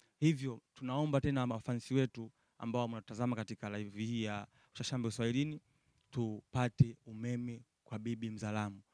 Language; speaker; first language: Swahili; native; Swahili